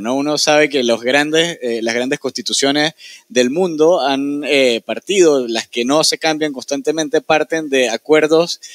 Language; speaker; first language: Spanish; native; Spanish